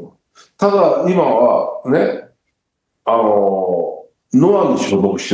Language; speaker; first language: Japanese; native; Japanese